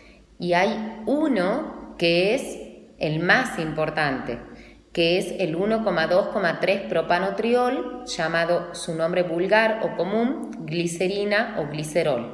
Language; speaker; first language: Spanish; native; Spanish